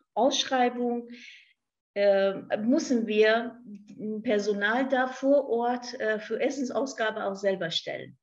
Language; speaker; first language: German; non-native, fluent; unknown